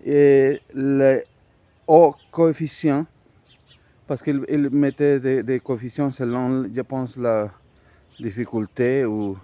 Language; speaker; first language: French; non-native, fluent; Spanish